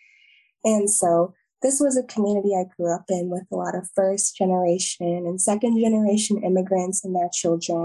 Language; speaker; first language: English; native; English